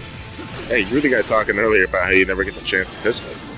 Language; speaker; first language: English; native; English